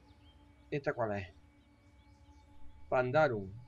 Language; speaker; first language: Spanish; native; Spanish